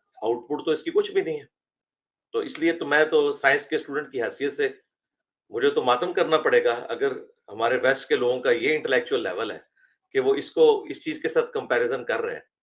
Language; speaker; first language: Urdu; native; Urdu